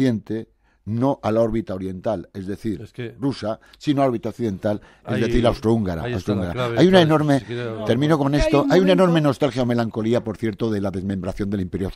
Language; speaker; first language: Spanish; native; Spanish